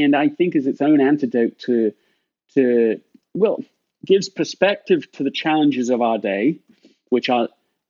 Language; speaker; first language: English; native; English